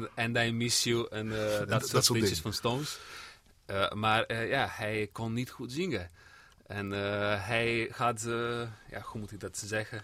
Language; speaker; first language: Dutch; non-native, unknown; Serbian